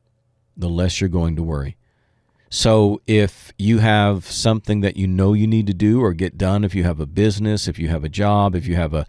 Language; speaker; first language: English; native; English